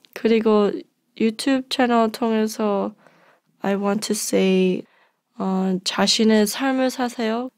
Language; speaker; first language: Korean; early bilingual, heritage; English